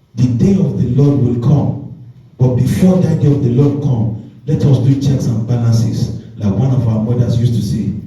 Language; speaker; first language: English; non-native, local second language; Yoruba